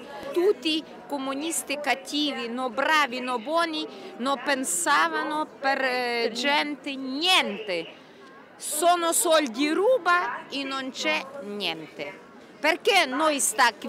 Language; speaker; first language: Italian; non-native, learner; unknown